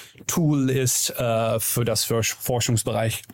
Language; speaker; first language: German; non-native, learner; Dutch